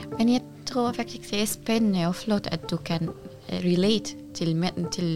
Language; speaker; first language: Danish; non-native, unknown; Arabic